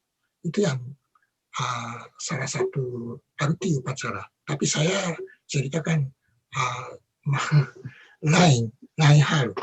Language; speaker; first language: Indonesian; non-native, learner; Japanese